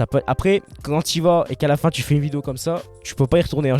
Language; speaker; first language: French; native; French